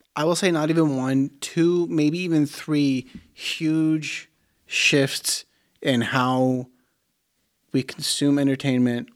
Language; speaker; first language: English; early bilingual, other home language; Plautdietsch